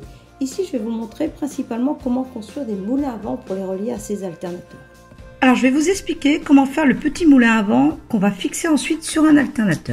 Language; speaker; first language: French; native; French